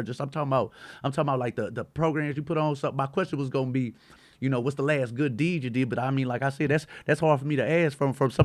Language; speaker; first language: English; native; English